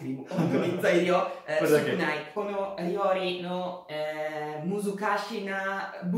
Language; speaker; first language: Japanese; non-native, learner; Italian